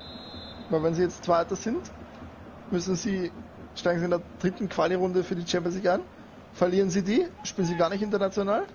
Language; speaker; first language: German; native; German